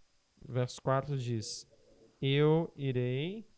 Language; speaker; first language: Portuguese; native; Portuguese